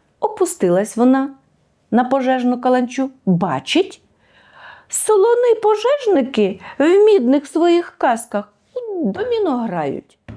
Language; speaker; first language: Ukrainian; native; Ukrainian